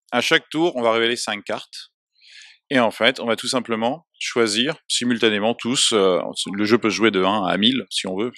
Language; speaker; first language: French; native; French